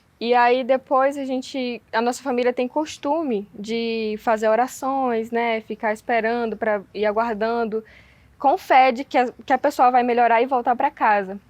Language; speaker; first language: Portuguese; native; Portuguese